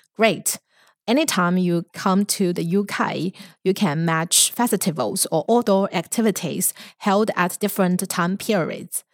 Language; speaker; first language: English; non-native, fluent; Chinese